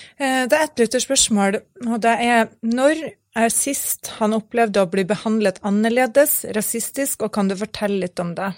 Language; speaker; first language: Norwegian; native; Norwegian